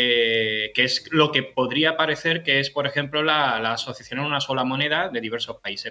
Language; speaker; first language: Spanish; native; Spanish